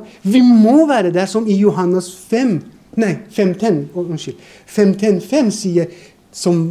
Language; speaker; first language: Norwegian; non-native, fluent; Persian